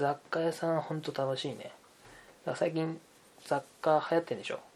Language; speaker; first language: Japanese; native; Japanese